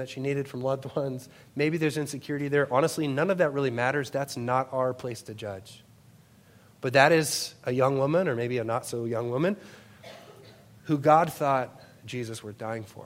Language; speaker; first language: English; native; English